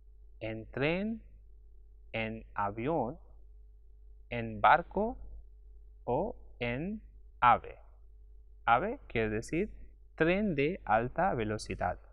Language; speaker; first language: Spanish; non-native, fluent; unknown